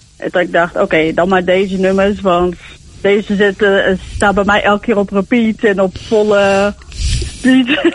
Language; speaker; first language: Dutch; early bilingual, other home language; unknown